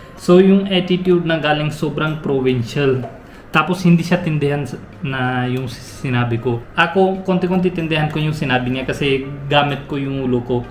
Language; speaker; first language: Filipino; non-native, learner; Punjabi